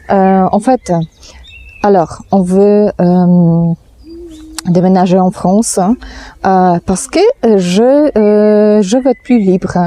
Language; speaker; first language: French; non-native, fluent; Polish